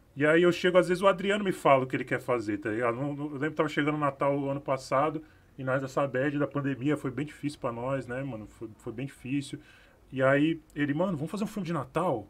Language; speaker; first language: Portuguese; native; Portuguese